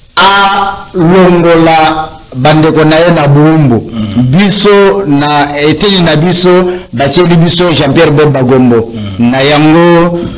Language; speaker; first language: Lingala; non-native, local second language; Luba-Lulua